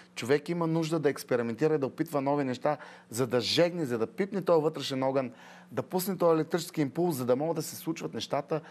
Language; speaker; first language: Bulgarian; native; Bulgarian